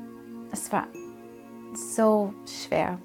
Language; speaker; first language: German; non-native, fluent; English